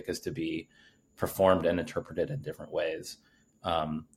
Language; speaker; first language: English; native; English